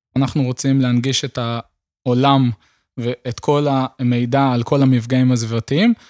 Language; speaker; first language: Hebrew; native; Hebrew